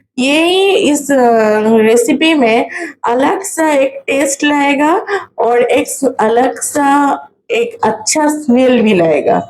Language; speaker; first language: Hindi; non-native, local second language; Bangla